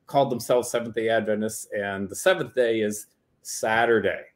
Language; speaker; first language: English; native; English